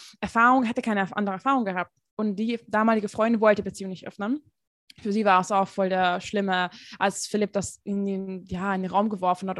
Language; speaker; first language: German; non-native, fluent; Hungarian